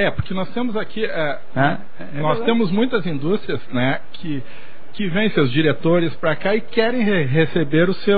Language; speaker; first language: Portuguese; native; Portuguese